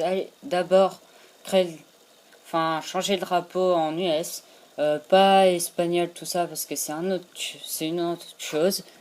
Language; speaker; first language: French; native; French